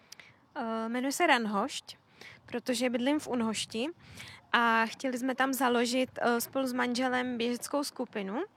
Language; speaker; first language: Czech; native; Czech